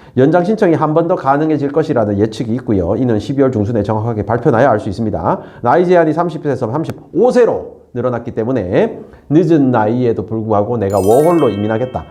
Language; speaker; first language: Korean; native; Korean